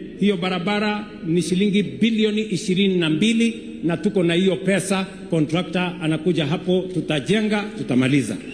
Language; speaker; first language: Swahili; non-native, local second language; Kalenjin